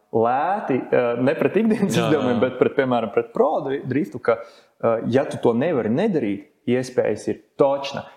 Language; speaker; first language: Latvian; native; Latvian